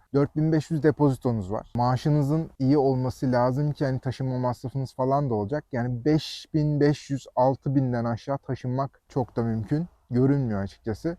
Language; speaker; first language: Turkish; native; Turkish